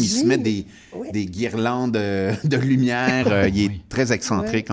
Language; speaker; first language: French; native; French